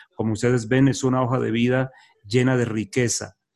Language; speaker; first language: Spanish; native; Spanish